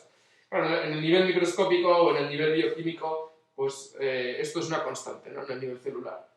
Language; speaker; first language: Spanish; native; Spanish